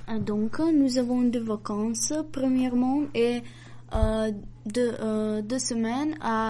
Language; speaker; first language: French; non-native, learner; Macedonian